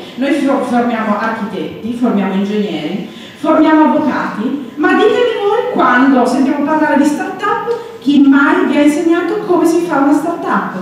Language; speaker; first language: Italian; native; Italian